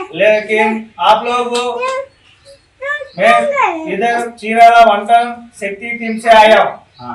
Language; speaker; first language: Hindi; non-native, local second language; Telugu